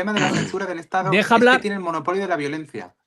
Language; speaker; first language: Spanish; native; Spanish